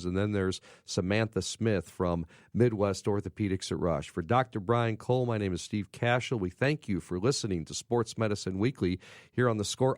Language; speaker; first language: English; native; English